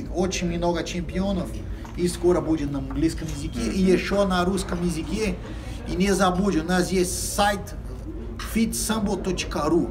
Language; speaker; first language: Russian; non-native, fluent; Portuguese